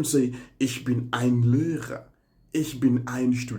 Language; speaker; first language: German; non-native, fluent; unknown